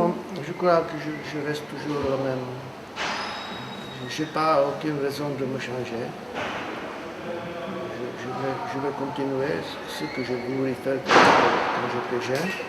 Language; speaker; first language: French; non-native, fluent; Czech